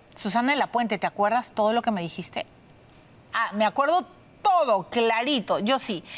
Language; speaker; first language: Spanish; native; Spanish